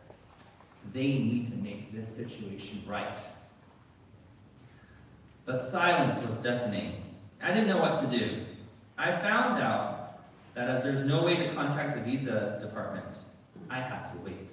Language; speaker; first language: English; native; English